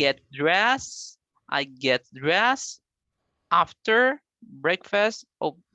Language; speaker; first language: English; non-native, learner; Portuguese